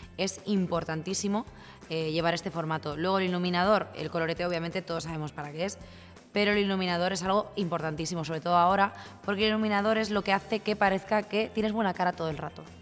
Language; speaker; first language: Spanish; native; Spanish